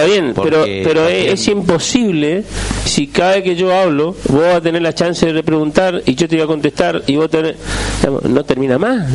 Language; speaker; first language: Spanish; native; Spanish